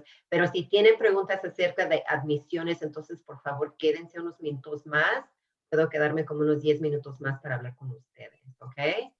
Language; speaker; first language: Spanish; early bilingual, other home language; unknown